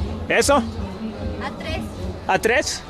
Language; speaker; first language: Spanish; non-native, learner; English